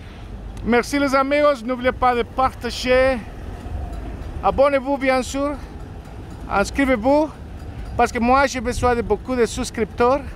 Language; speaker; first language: French; non-native, learner; Spanish